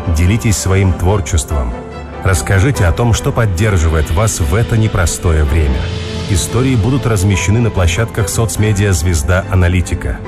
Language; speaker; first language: Russian; native; Russian